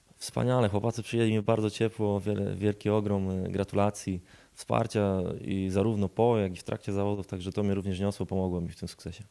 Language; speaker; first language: Polish; native; Polish